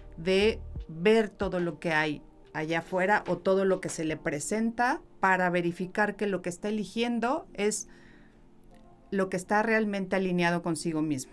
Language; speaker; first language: Spanish; native; Spanish